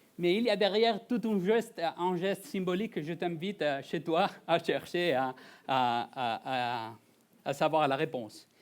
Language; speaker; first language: French; non-native, fluent; Spanish